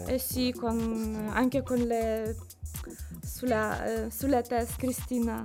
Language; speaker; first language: Italian; non-native, learner; Lithuanian